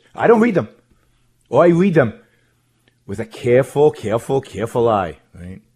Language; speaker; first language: English; non-native, fluent; Hebrew